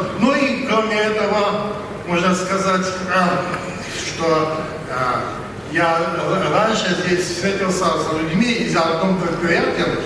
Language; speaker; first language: Russian; non-native, learner; Polish